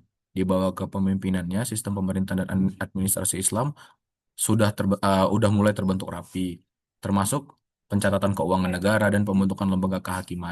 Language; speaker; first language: Indonesian; native; Indonesian